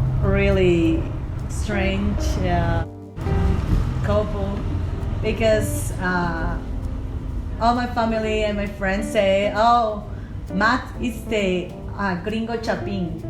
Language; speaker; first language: English; non-native, learner; Spanish